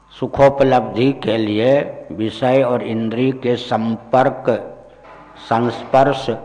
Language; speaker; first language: Hindi; non-native, local second language; Maithili